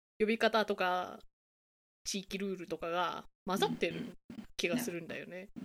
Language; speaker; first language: Japanese; native; Japanese